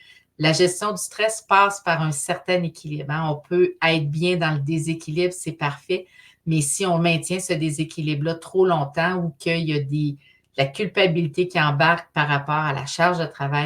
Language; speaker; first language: French; native; French